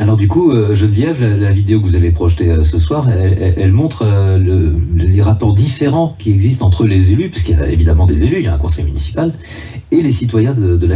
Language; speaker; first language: French; native; French